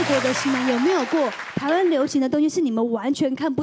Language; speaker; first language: Chinese; native; Chinese